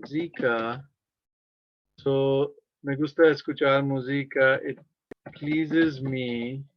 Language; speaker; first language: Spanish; non-native, fluent; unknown